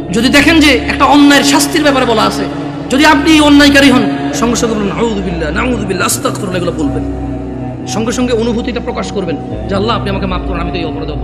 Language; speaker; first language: Bangla; early bilingual, heritage; Bangla